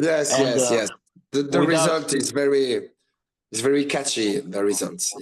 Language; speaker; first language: English; non-native, learner; French